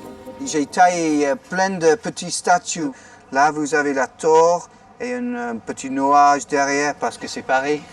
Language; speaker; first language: French; non-native, fluent; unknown